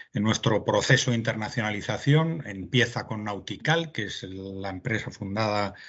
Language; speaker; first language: Spanish; native; Spanish